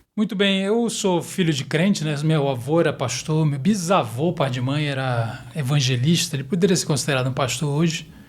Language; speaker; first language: Portuguese; native; Portuguese